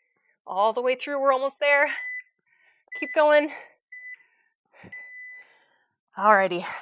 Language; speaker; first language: English; native; English